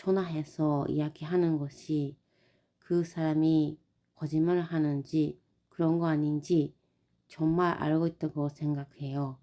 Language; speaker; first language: Korean; non-native, learner; Japanese